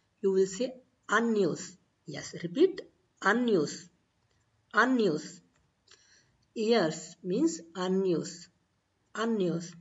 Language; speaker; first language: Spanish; non-native, learner; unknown